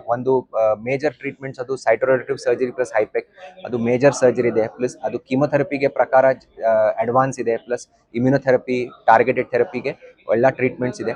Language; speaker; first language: Kannada; non-native, learner; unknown